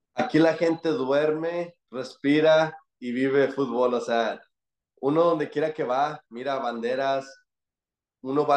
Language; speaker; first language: Spanish; early bilingual, heritage; Spanish